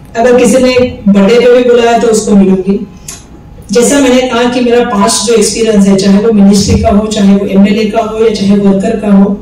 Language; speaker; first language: Hindi; non-native, local second language; Marathi